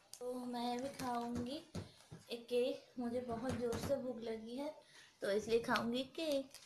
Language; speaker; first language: Hindi; non-native, local second language; Bangla